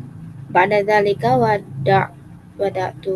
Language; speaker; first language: Arabic; non-native, learner; Indonesian